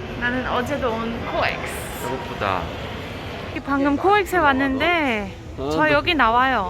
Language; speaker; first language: Korean; non-native, fluent; French